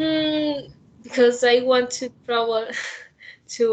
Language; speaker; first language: English; non-native, learner; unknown